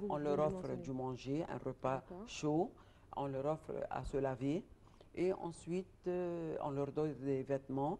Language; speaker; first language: French; non-native, fluent; Arabic